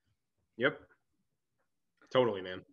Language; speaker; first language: English; native; English